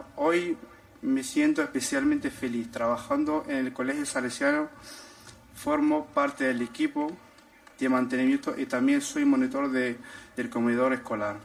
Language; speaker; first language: Spanish; non-native, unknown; Arabic